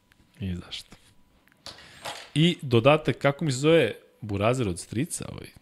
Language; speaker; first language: Serbian; native; Serbian